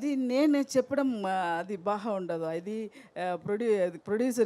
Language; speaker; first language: Telugu; non-native, fluent; Tamil